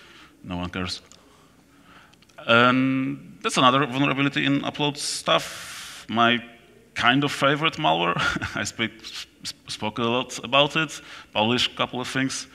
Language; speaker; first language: English; non-native, fluent; Polish